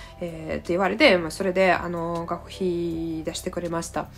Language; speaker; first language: Japanese; non-native, fluent; Russian